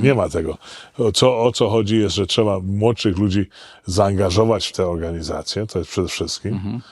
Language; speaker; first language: Polish; early bilingual, heritage; Polish